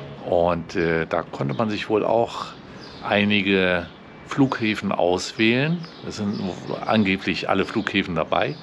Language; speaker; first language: German; native; German